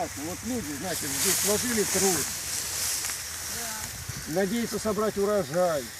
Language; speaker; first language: Russian; native; Russian